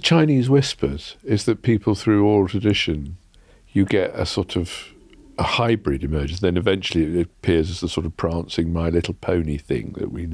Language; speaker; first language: English; native; English